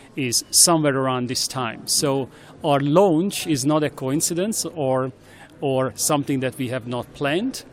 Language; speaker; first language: English; non-native, fluent; Hungarian